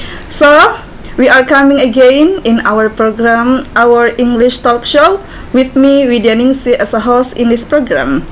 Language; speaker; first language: English; non-native, learner; Indonesian